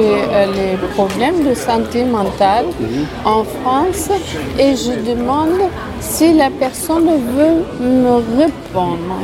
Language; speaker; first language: French; non-native, fluent; Spanish